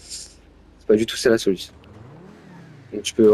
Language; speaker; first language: French; native; French